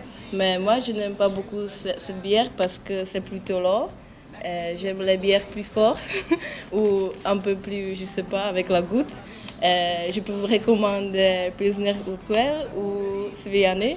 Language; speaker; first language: French; non-native, fluent; Czech